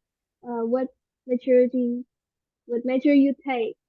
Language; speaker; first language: English; non-native, learner; Indonesian